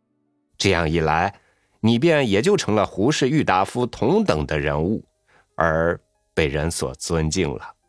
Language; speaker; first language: Chinese; native; Chinese